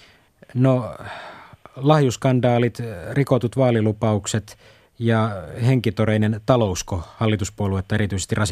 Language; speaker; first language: Finnish; native; Finnish